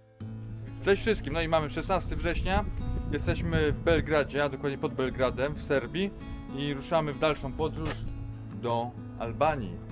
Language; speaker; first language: Polish; native; Polish